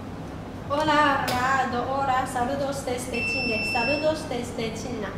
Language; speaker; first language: Spanish; non-native, learner; Chinese